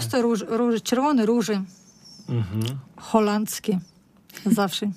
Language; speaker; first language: Polish; non-native, learner; Russian